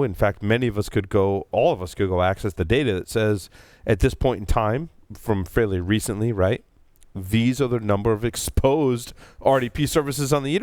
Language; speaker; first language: English; native; English